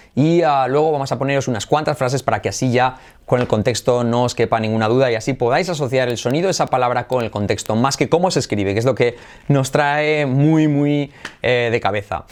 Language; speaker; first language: Spanish; native; Spanish